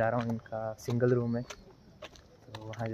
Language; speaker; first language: Hindi; native; Hindi